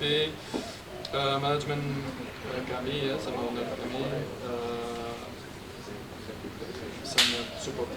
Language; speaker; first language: Indonesian; non-native, fluent; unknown